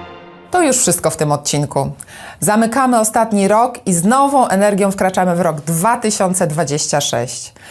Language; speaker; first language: Polish; native; Polish